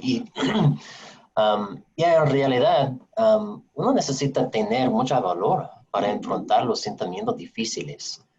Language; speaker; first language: Spanish; non-native, fluent; English